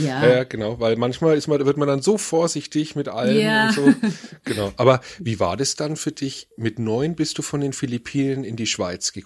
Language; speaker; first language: German; native; German